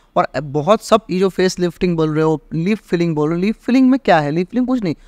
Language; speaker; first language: Hindi; native; Hindi